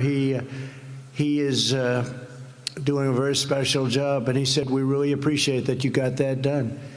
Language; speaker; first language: English; native; English